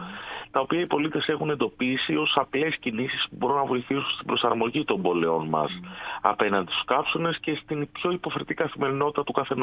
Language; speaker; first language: Greek; native; Greek